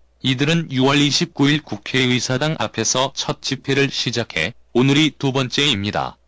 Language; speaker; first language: Korean; native; Korean